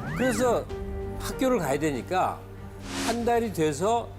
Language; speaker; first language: Korean; native; Korean